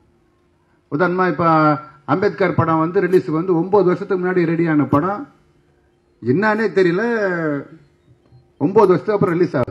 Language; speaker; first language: Tamil; native; Tamil